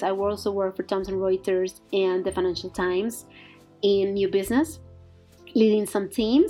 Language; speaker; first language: English; non-native, fluent; Spanish